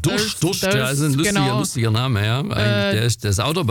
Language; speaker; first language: German; native; German